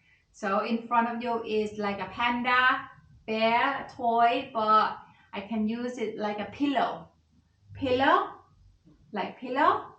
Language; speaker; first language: English; non-native, fluent; Thai